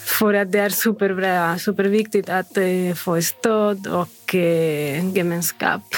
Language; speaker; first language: Swedish; non-native, fluent; Spanish